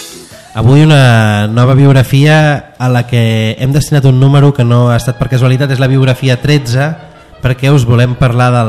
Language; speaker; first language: Catalan; native; Catalan